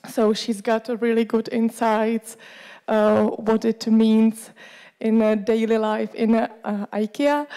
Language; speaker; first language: English; non-native, fluent; Czech